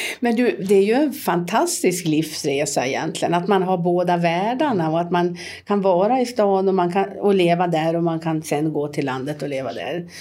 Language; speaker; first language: Swedish; native; Swedish